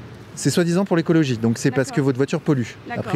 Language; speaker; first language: French; native; French